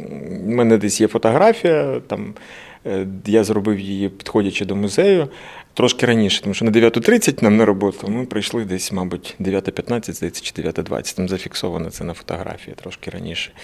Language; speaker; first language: Ukrainian; native; Ukrainian